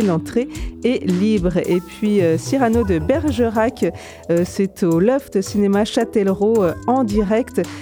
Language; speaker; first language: French; native; French